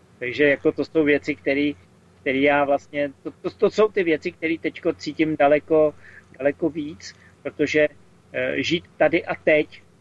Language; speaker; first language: Czech; native; Czech